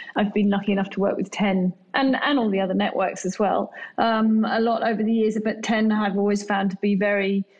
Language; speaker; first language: English; native; English